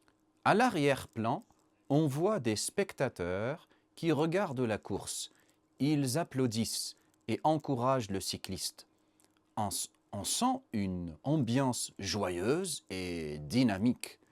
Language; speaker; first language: French; non-native, learner; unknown